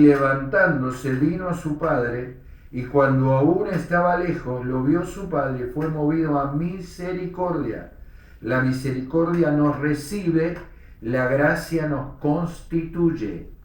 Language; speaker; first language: Spanish; native; Spanish